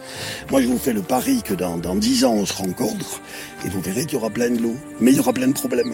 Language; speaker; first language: French; native; French